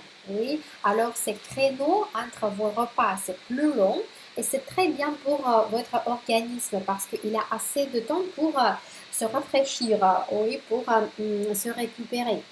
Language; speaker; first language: French; non-native, fluent; Russian